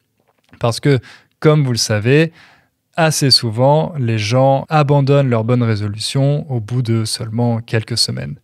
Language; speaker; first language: French; native; French